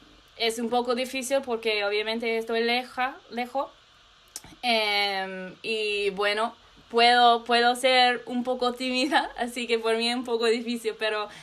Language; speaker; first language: Spanish; non-native, learner; English